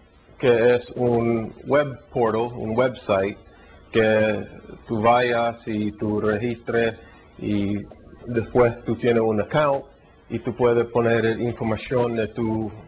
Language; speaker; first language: Spanish; early bilingual, heritage; Spanish